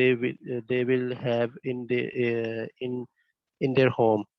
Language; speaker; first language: English; non-native, learner; Bangla